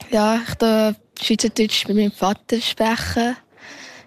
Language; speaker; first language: German; early bilingual, heritage; Thai